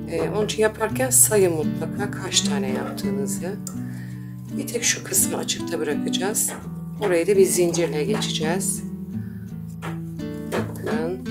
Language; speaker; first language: Turkish; native; Turkish